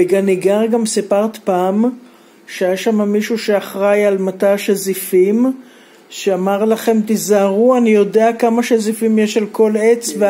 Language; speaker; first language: Hebrew; native; Hebrew